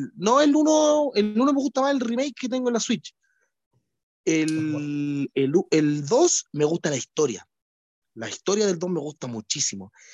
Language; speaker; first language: Spanish; native; Spanish